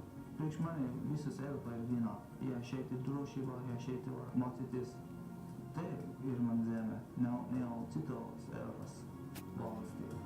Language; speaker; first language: Latvian; non-native, learner; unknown